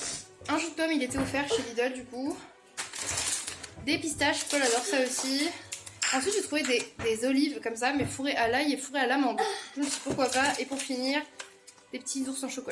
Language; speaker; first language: French; native; French